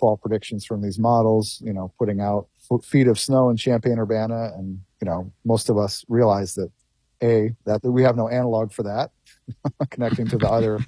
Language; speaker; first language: English; native; English